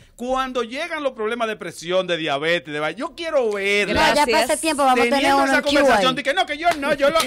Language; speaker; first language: Spanish; native; Spanish